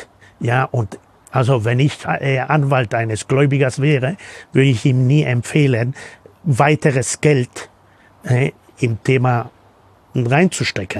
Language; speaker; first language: German; non-native, fluent; Spanish